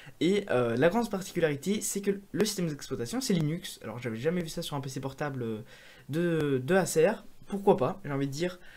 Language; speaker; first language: French; native; French